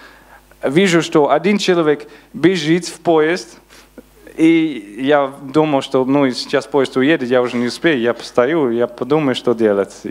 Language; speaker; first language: Russian; non-native, learner; Dutch